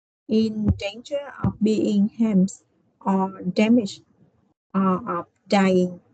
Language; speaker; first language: English; non-native, learner; Vietnamese